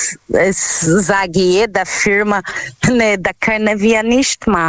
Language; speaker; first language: German; non-native, learner; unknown